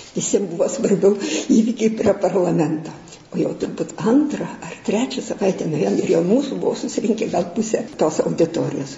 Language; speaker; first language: Lithuanian; native; Lithuanian